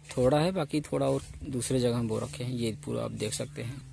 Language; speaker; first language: Hindi; native; Hindi